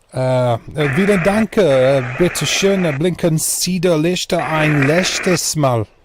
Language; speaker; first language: German; non-native, learner; English